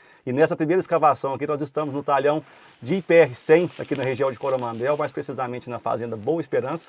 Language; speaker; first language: Portuguese; native; Portuguese